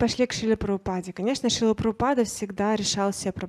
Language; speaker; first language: Russian; native; Russian